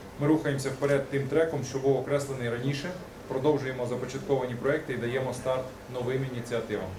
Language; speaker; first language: Ukrainian; native; Ukrainian